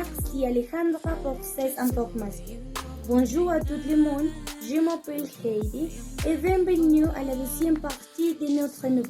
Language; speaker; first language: French; non-native, learner; Spanish